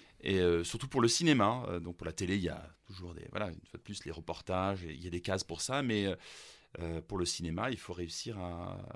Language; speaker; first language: French; early bilingual, other home language; German